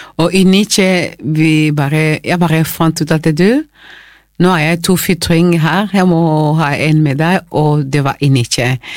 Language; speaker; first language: Norwegian; non-native, fluent; Lingala